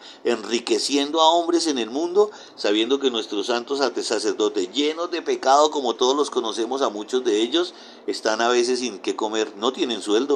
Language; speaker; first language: Spanish; native; Spanish